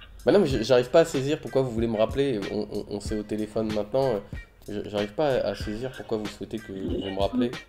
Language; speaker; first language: French; native; French